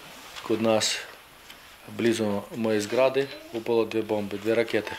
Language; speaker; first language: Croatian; non-native, learner; Ukrainian